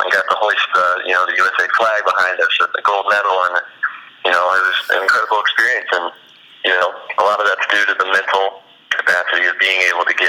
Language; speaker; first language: English; native; English